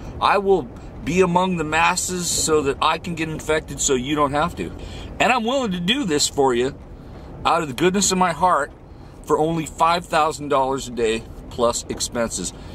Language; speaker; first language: English; native; English